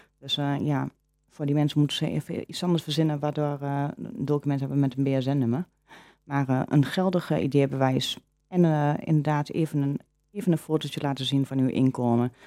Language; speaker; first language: Dutch; native; Dutch